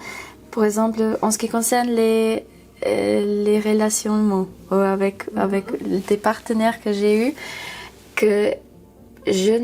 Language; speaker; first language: French; non-native, learner; English